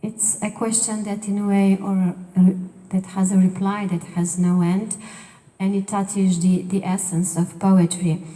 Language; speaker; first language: English; non-native, fluent; Slovenian